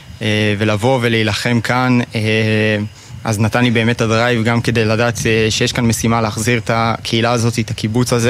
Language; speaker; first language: Hebrew; native; Hebrew